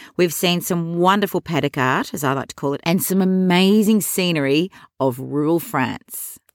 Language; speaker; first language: English; native; English